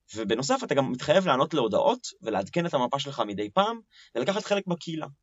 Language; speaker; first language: Hebrew; native; Hebrew